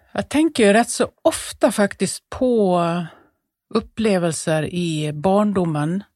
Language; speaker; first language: Swedish; native; Swedish